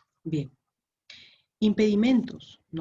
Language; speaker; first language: Spanish; native; Spanish